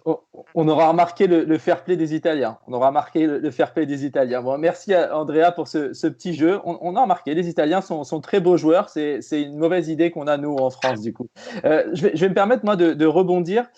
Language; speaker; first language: French; native; French